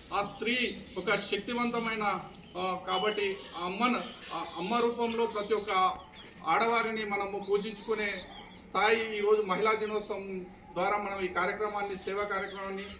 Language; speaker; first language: Telugu; native; Telugu